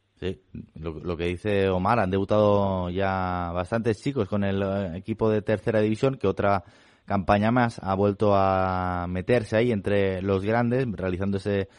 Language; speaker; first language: Spanish; non-native, local second language; Catalan